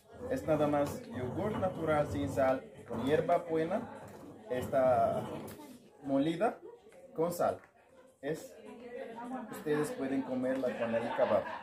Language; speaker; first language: Spanish; non-native, learner; Arabic